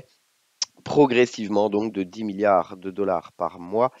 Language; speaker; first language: French; native; French